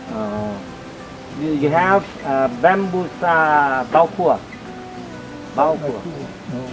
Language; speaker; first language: English; non-native, learner; Thai